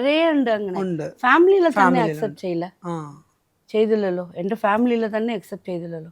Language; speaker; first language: Malayalam; non-native, local second language; Tamil